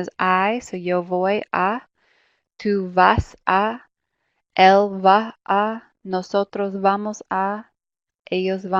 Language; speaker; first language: Spanish; non-native, fluent; English